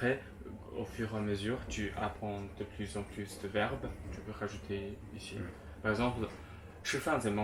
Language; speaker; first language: French; non-native, fluent; Chinese